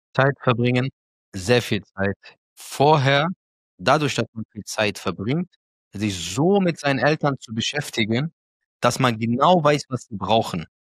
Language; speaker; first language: German; early bilingual, other home language; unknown